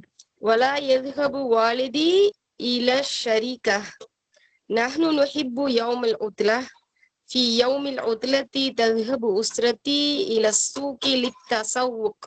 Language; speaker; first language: Arabic; non-native, learner; Tamil